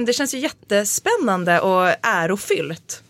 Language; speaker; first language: Swedish; native; Swedish